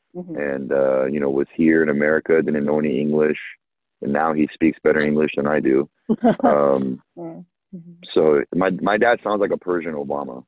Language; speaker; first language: English; early bilingual, other home language; Persian